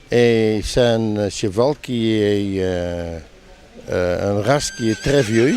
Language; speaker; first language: French; non-native, fluent; Dutch